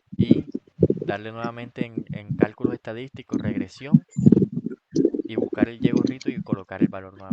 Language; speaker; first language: Spanish; native; Spanish